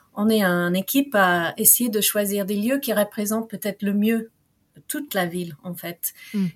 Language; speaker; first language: French; non-native, fluent; English